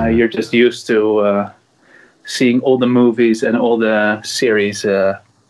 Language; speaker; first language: English; non-native, fluent; Dutch